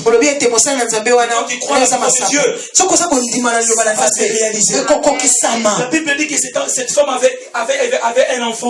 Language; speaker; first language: French; non-native, local second language; Lingala